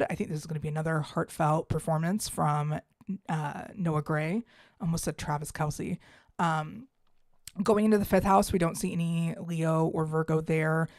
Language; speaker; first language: English; native; English